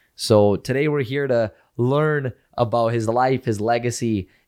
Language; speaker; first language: English; early bilingual, other home language; Punjabi